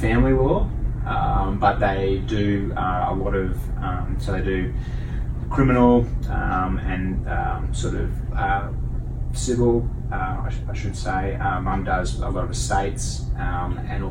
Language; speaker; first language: English; native; English